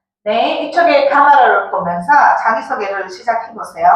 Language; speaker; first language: Korean; non-native, fluent; Nepali